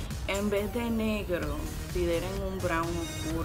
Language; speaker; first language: Spanish; early bilingual, heritage; Spanish